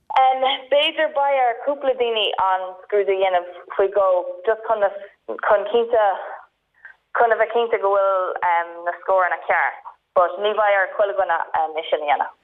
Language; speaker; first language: Irish; non-native, local second language; English